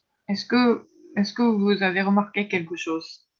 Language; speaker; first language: French; non-native, fluent; Japanese